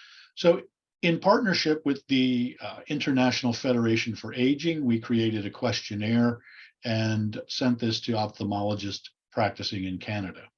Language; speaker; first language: English; native; English